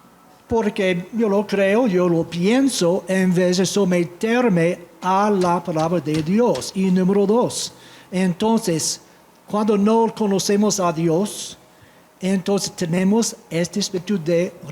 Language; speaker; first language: Spanish; non-native, fluent; English